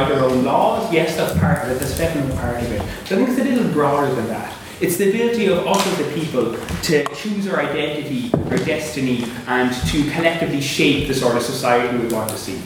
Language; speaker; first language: English; native; English